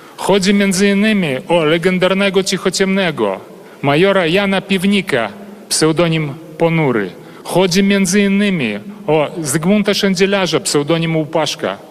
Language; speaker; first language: Polish; early bilingual, heritage; Polish